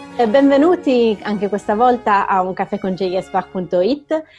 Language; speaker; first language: Italian; native; Italian